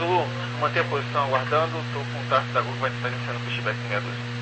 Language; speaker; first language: Portuguese; native; Portuguese